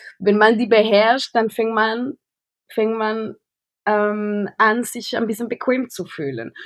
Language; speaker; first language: German; non-native, fluent; Spanish